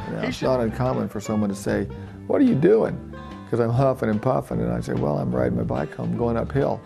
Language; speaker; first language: English; native; English